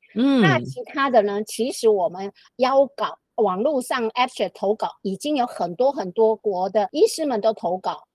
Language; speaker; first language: Chinese; native; Chinese